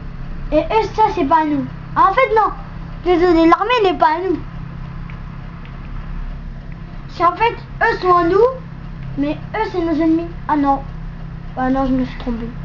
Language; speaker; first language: French; native; French